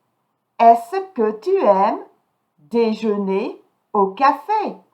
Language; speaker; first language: French; non-native, fluent; English